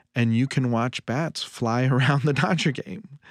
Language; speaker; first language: English; native; English